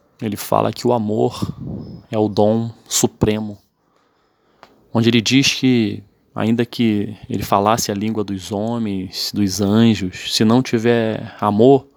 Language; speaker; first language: Portuguese; native; Portuguese